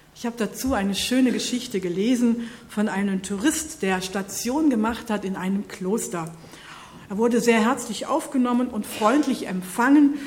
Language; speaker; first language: German; native; German